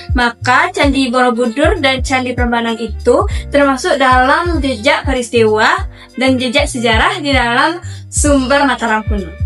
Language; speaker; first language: Indonesian; native; Indonesian